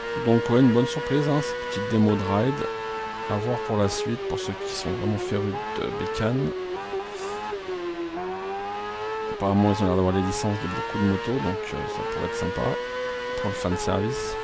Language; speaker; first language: French; native; French